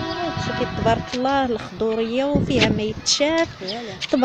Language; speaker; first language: Arabic; native; Arabic